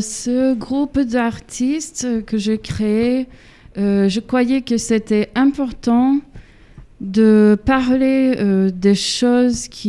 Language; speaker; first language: French; non-native, fluent; English